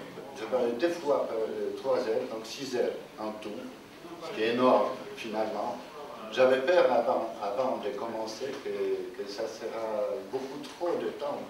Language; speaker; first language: French; non-native, fluent; Polish